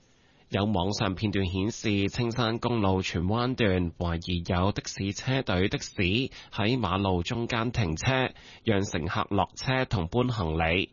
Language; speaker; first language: Cantonese; native; Cantonese